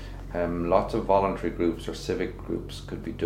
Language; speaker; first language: English; native; English